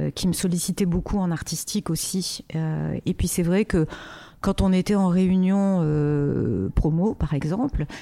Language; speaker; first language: French; native; French